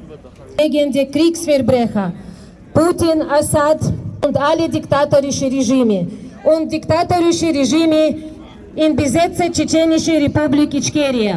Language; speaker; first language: German; non-native, learner; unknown